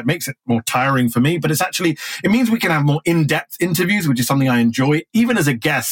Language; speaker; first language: English; native; English